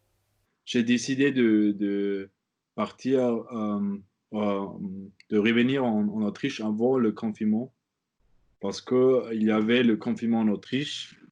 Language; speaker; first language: French; non-native, learner; German